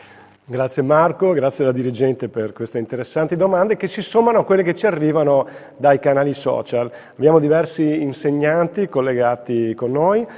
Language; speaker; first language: Italian; native; Italian